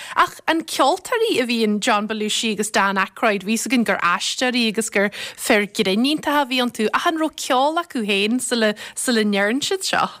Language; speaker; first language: Irish; native; Irish